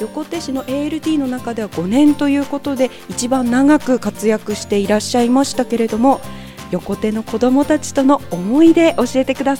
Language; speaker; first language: Japanese; native; Japanese